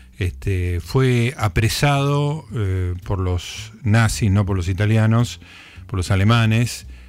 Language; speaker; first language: Spanish; native; Spanish